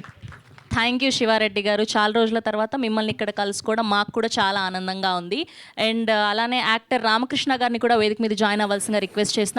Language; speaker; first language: Telugu; native; Telugu